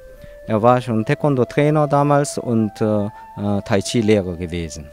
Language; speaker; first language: German; non-native, fluent; Korean